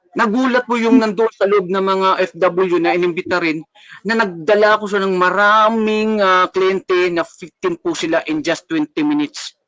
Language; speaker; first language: Filipino; native; Filipino